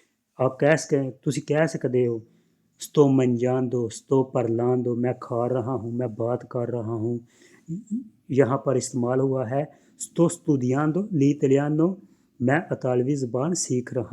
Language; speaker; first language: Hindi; non-native, local second language; Punjabi